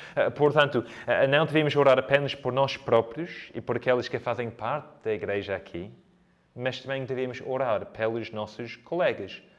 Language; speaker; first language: Portuguese; non-native, fluent; English